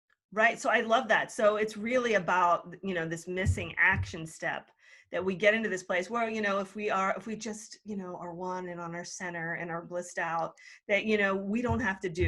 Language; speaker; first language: English; native; English